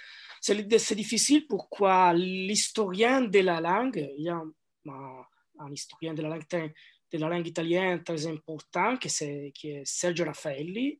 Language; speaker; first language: French; non-native, learner; Italian